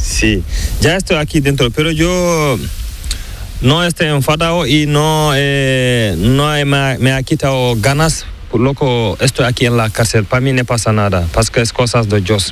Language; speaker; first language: Spanish; non-native, learner; Fula